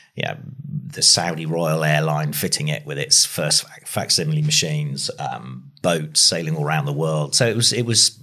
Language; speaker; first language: English; native; English